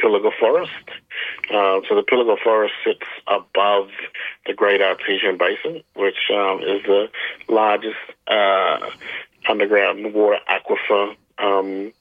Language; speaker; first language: English; native; English